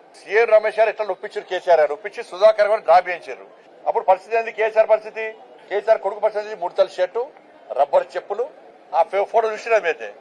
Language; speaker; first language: Telugu; native; Telugu